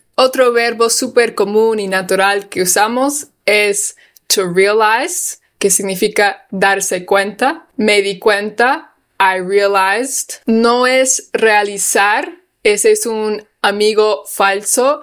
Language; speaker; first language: Spanish; non-native, fluent; English